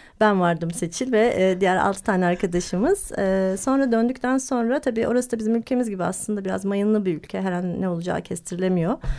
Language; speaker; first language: Turkish; native; Turkish